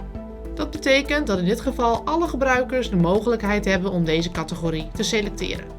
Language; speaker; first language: Dutch; native; Dutch